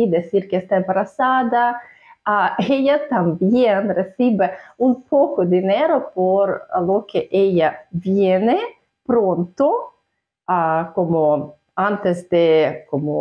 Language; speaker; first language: Spanish; non-native, fluent; Russian